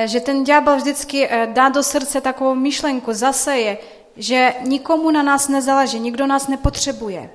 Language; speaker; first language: Czech; non-native, fluent; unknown